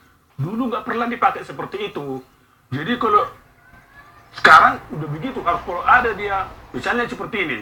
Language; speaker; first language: Indonesian; non-native, local second language; Batak Toba